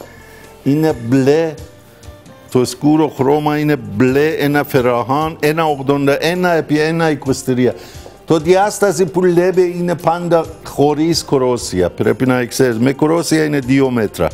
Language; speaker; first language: Greek; non-native, fluent; Persian